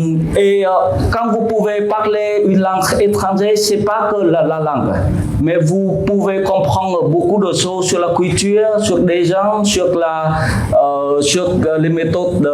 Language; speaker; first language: French; non-native, fluent; Vietnamese